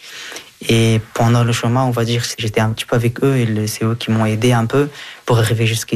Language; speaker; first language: French; early bilingual, other home language; Persian